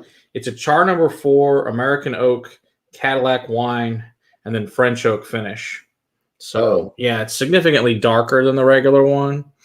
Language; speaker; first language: English; native; English